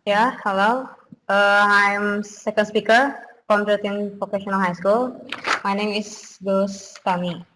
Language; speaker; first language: English; non-native, learner; Indonesian